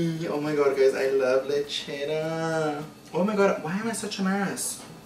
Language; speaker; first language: English; early bilingual, other home language; Spanish